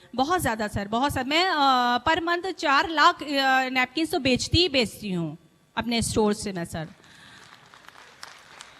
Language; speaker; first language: Hindi; native; Hindi